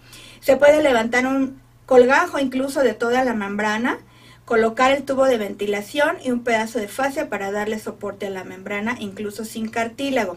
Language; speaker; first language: Spanish; native; Spanish